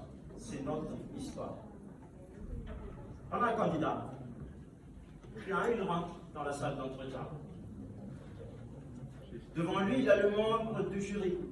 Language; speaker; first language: French; non-native, local second language; Malagasy